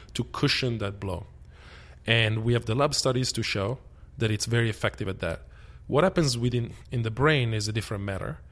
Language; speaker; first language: English; early bilingual, other home language; Italian